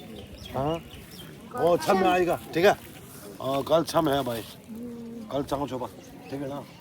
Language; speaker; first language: Hindi; non-native, local second language; Tibetan